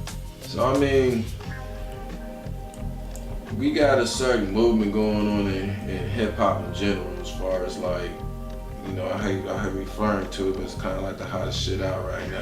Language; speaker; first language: English; native; English